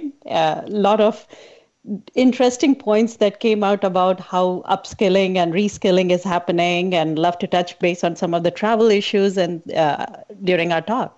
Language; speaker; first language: English; non-native, local second language; Hindi